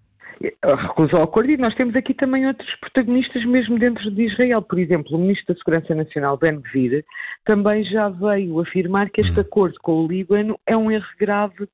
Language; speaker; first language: Portuguese; native; Portuguese